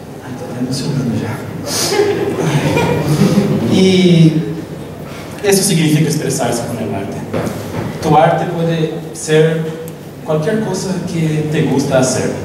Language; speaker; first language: Spanish; non-native, local second language; Portuguese